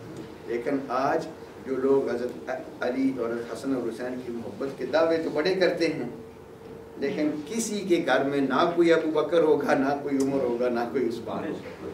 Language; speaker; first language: Urdu; native; Urdu